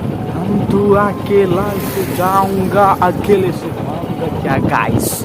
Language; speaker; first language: Hindi; non-native, local second language; Bodo